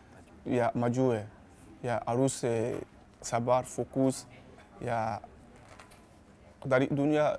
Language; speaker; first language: Indonesian; non-native, learner; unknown